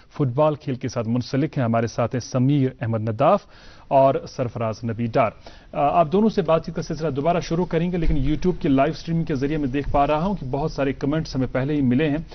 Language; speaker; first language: Hindi; non-native, local second language; Kashmiri